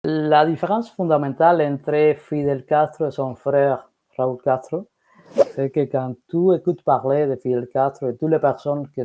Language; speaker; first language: French; non-native, fluent; Spanish